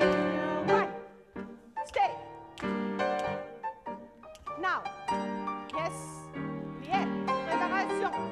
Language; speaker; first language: English; non-native, learner; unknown